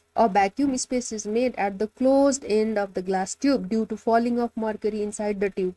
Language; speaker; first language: English; non-native, local second language; Nepali